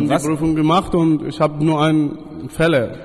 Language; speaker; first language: German; non-native, local second language; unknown